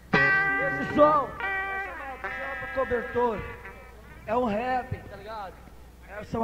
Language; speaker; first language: Portuguese; native; Portuguese